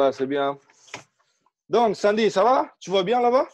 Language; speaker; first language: French; non-native, fluent; Indonesian